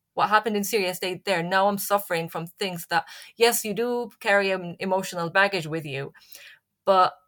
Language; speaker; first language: English; non-native, fluent; Arabic